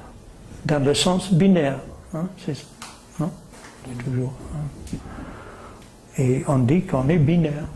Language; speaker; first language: French; non-native, learner; English